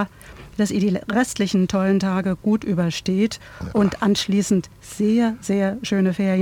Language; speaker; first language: German; native; German